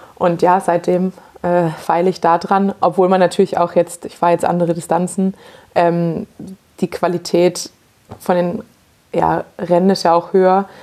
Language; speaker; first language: German; native; German